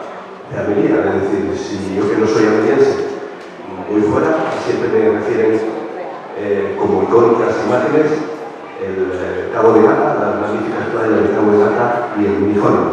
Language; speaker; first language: Spanish; native; Spanish